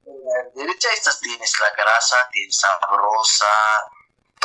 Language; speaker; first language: Spanish; non-native, learner; Arabic